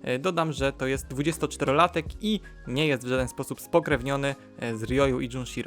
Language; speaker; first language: Polish; native; Polish